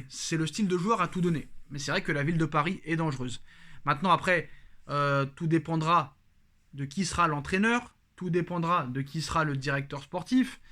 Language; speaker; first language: French; native; French